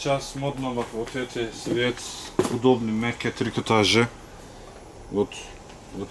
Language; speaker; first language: Russian; non-native, local second language; Turkish